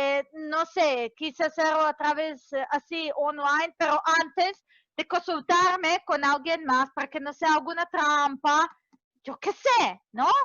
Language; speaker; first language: Spanish; non-native, fluent; Serbian